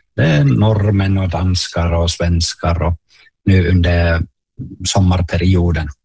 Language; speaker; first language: Swedish; non-native, local second language; Finnish